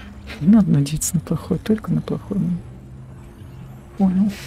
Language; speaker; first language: Russian; native; Russian